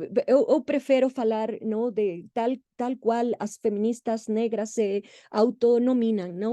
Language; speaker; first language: Portuguese; non-native, fluent; Spanish